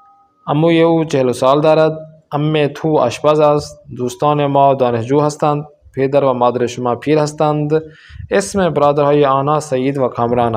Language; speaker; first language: Persian; non-native, fluent; Urdu